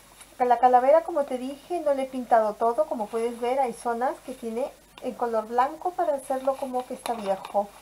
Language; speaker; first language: Spanish; native; Spanish